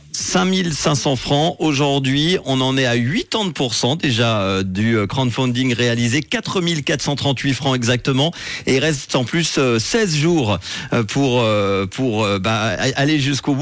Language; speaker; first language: French; native; French